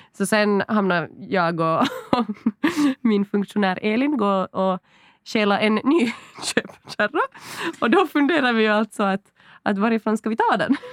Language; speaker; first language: Swedish; native; Swedish